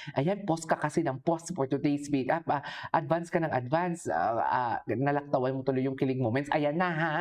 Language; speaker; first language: Filipino; non-native, local second language; Hiligaynon